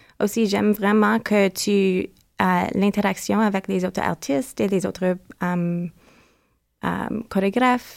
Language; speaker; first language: French; non-native, learner; English